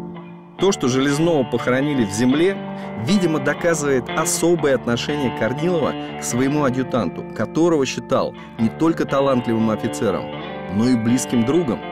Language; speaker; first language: Russian; native; Russian